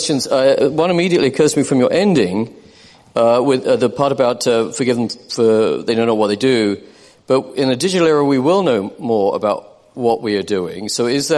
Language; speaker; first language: English; native; English